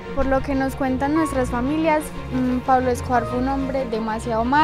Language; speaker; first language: Spanish; native; Spanish